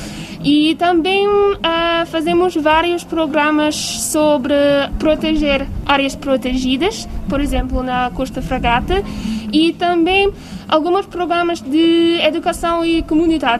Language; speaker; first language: Portuguese; non-native, learner; English